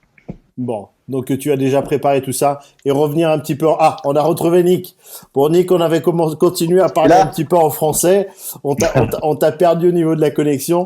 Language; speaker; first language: French; native; French